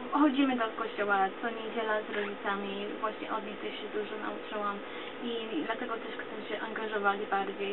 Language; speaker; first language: Polish; early bilingual, other home language; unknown